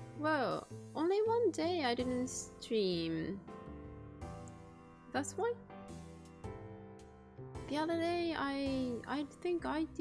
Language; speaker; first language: English; non-native, learner; Japanese